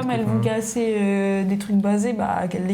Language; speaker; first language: French; native; French